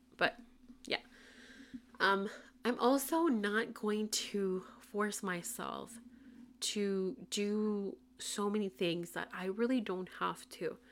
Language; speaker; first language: English; non-native, local second language; Spanish